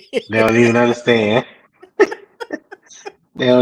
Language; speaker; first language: English; native; English